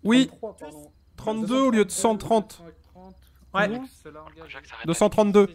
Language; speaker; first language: French; native; French